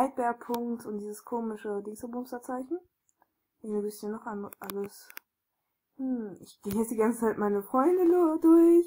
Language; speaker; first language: German; native; German